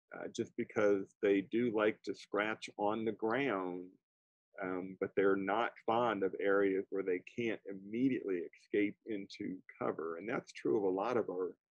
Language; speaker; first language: English; native; English